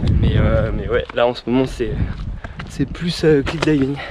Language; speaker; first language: French; native; French